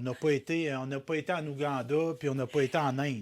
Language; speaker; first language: French; native; French